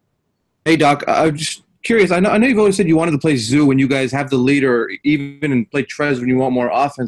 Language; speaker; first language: English; native; English